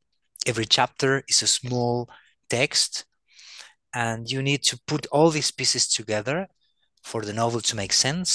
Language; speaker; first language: English; non-native, fluent; Spanish